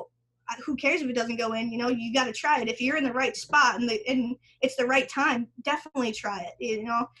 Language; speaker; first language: English; native; English